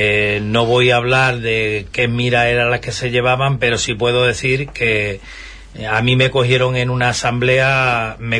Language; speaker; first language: Spanish; native; Spanish